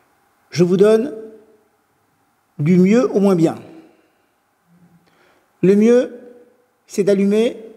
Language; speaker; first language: French; native; French